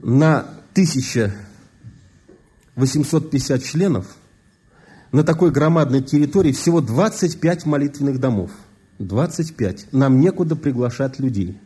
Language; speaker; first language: Russian; native; Russian